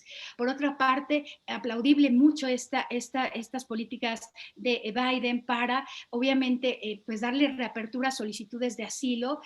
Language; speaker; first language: Spanish; native; Spanish